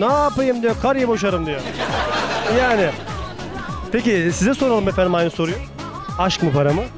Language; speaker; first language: Turkish; native; Turkish